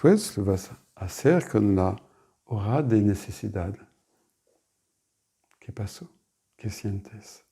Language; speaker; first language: Spanish; non-native, fluent; French